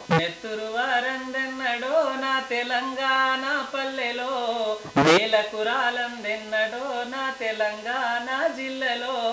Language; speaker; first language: Telugu; non-native, local second language; Lambadi